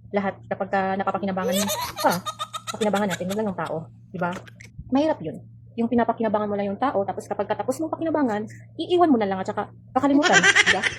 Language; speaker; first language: Filipino; non-native, local second language; Cebuano